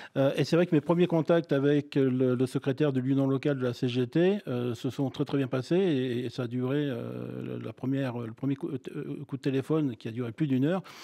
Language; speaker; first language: French; native; French